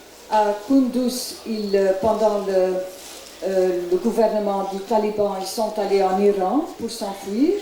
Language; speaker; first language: French; non-native, local second language; Dutch